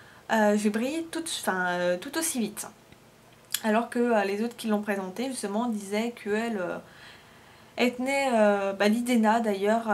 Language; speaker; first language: French; native; French